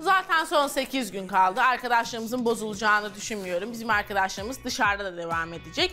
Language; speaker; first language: Turkish; native; Turkish